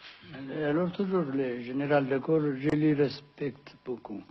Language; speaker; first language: French; non-native, fluent; Amharic